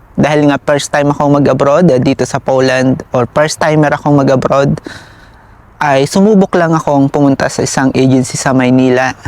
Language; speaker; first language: Filipino; native; Filipino